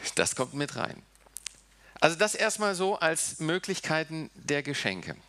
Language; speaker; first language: German; early bilingual, heritage; German